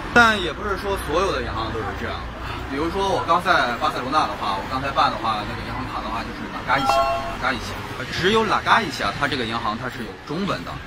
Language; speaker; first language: Chinese; native; Chinese